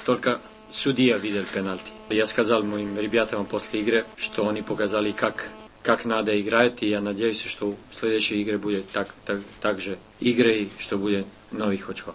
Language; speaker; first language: Russian; non-native, learner; Serbian